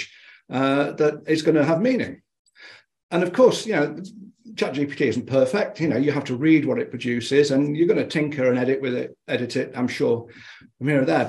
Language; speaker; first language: English; native; English